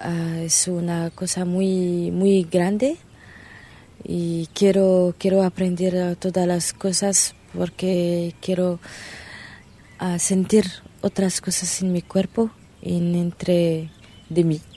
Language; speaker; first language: Spanish; non-native, learner; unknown